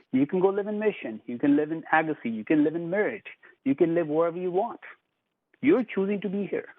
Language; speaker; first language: English; non-native, local second language; Punjabi